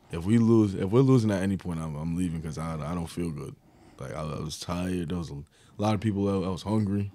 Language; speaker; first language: English; native; English